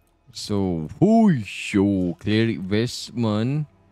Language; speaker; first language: English; non-native, local second language; Malay